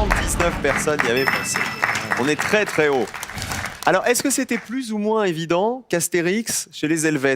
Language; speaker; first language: French; native; French